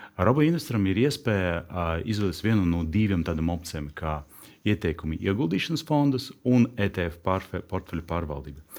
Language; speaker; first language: Latvian; non-native, local second language; Russian